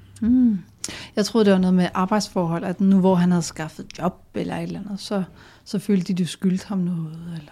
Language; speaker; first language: Danish; native; Danish